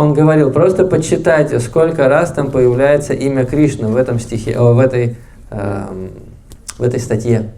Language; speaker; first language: Russian; native; Russian